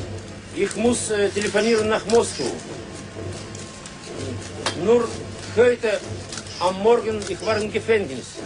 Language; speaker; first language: German; non-native, learner; Russian